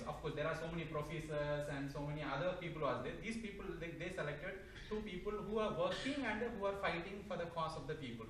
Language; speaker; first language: English; non-native, local second language; Telugu